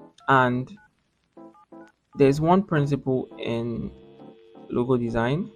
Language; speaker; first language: English; non-native, local second language; Yoruba